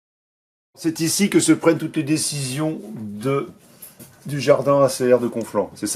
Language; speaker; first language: French; native; French